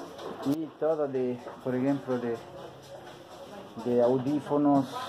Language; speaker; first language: Spanish; non-native, fluent; Italian